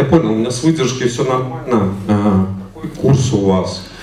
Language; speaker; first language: Russian; native; Russian